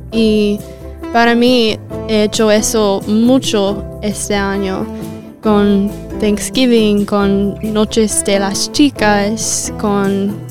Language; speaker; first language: Spanish; non-native, learner; English